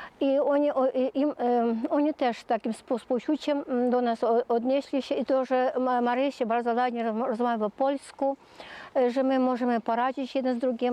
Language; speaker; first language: Polish; early bilingual, heritage; Polish